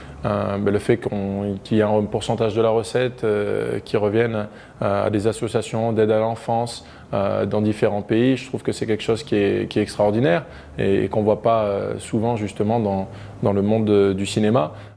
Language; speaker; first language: French; native; French